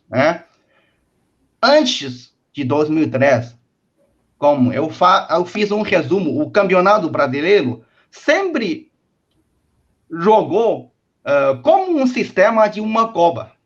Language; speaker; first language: Portuguese; non-native, fluent; Chinese